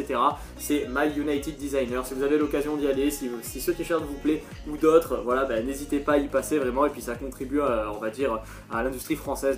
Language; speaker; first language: French; native; French